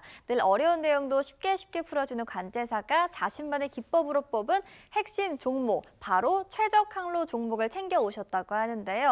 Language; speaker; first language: Korean; native; Korean